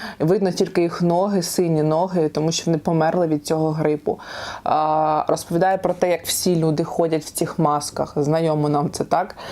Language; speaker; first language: Ukrainian; non-native, local second language; Russian